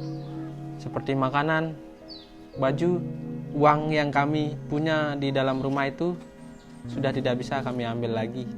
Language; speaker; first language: Indonesian; non-native, local second language; Sasak